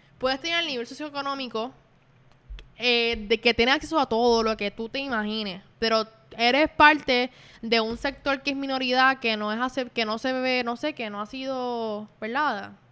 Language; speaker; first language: Spanish; native; Spanish